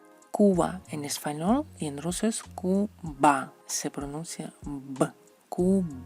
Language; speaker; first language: Spanish; non-native, fluent; Russian